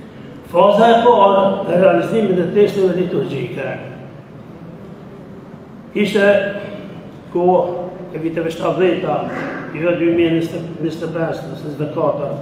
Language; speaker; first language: Albanian; native; Albanian